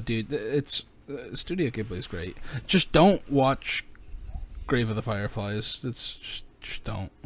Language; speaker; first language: English; native; English